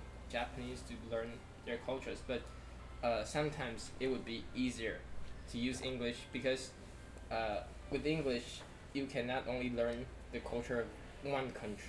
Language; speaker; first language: English; non-native, fluent; Chinese